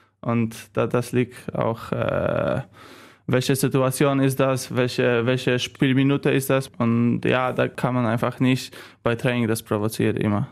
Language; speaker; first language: German; non-native, learner; Polish